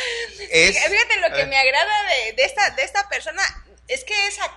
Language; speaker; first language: Spanish; native; Spanish